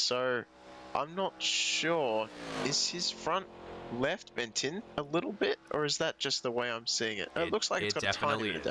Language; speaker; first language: English; native; English